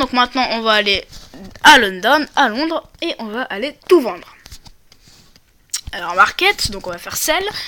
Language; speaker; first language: French; native; French